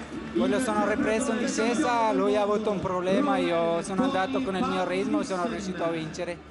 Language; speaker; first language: Italian; non-native, fluent; Spanish